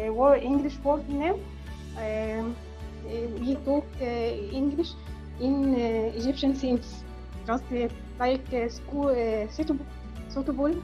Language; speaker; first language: English; non-native, learner; Arabic